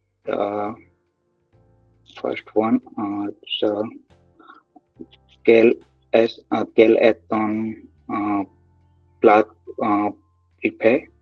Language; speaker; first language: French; non-native, learner; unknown